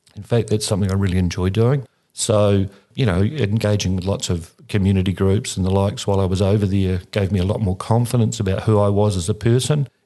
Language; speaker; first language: English; native; English